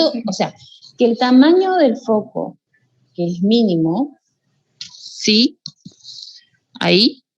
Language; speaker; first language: Spanish; native; Spanish